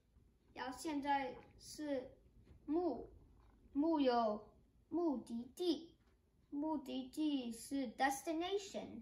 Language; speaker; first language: Chinese; early bilingual, heritage; English